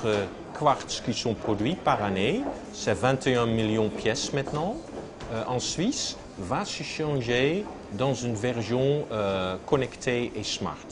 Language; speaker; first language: French; non-native, fluent; Dutch